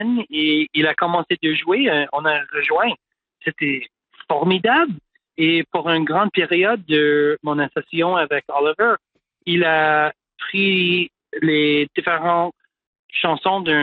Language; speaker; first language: French; non-native, local second language; English